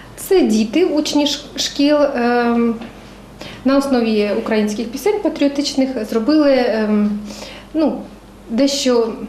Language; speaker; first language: Ukrainian; non-native, local second language; Russian